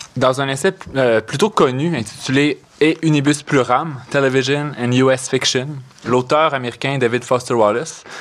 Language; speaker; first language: French; native; French